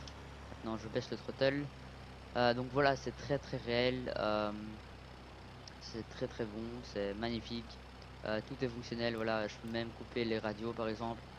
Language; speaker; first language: French; native; French